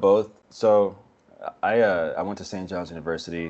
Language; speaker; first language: English; native; English